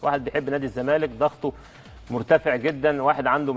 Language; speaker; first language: Arabic; native; Arabic